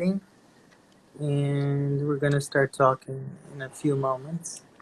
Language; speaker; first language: English; non-native, fluent; Portuguese